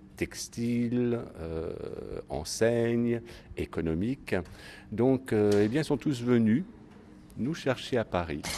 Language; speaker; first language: French; native; French